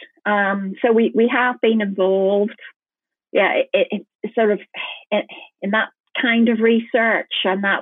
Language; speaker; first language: English; native; English